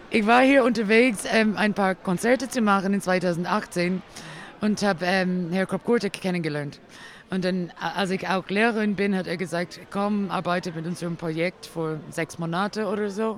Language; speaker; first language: German; non-native, learner; English